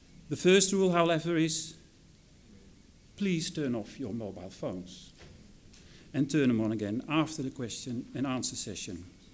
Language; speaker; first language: English; non-native, fluent; Dutch